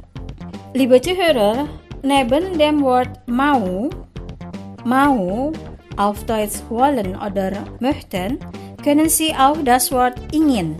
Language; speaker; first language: German; non-native, fluent; Indonesian